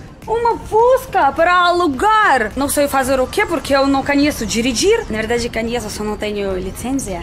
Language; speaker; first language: Portuguese; non-native, fluent; Russian